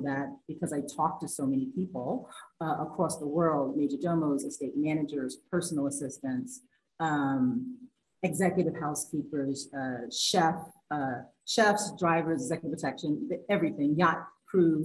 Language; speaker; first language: English; native; English